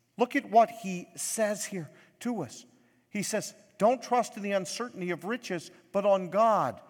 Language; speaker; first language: English; native; English